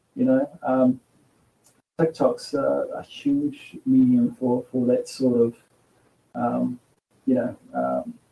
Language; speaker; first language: English; native; English